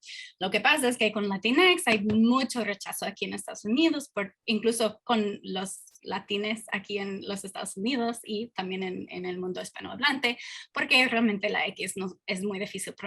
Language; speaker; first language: Spanish; non-native, fluent; English